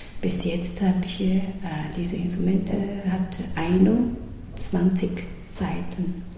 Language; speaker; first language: German; non-native, learner; Chinese